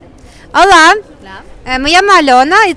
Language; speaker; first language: Spanish; non-native, learner; Ukrainian